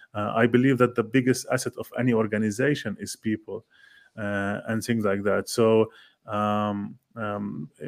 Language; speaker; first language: English; non-native, fluent; Arabic